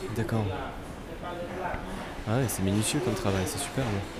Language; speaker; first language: French; native; French